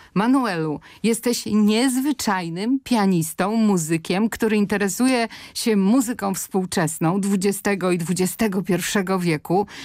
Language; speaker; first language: Polish; native; Polish